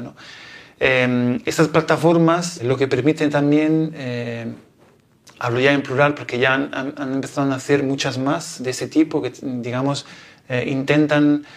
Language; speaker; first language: Spanish; non-native, fluent; Italian